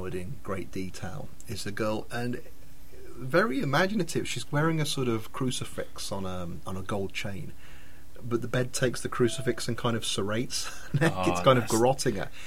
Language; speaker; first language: English; native; English